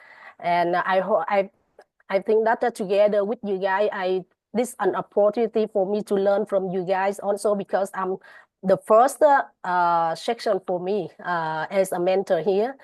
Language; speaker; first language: English; non-native, fluent; Vietnamese